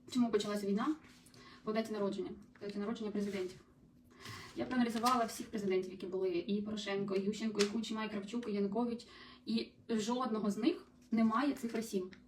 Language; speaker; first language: Ukrainian; non-native, local second language; Russian